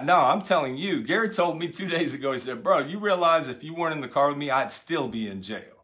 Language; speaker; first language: English; native; English